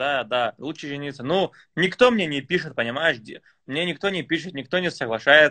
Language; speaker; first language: Russian; native; Russian